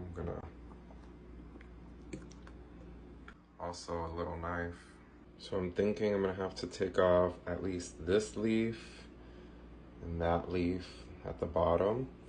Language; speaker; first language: English; native; English